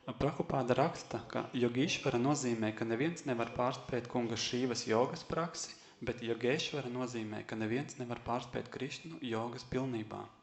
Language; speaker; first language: Latvian; native; Latvian